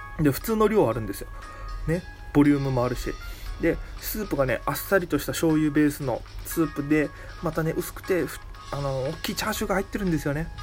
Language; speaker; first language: Japanese; native; Japanese